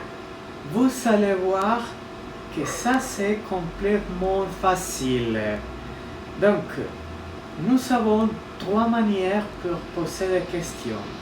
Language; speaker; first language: French; non-native, fluent; Spanish